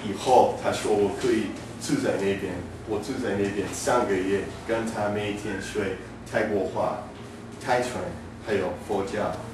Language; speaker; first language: Chinese; non-native, learner; English